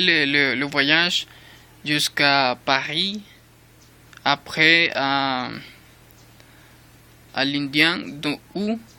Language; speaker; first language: French; non-native, learner; Spanish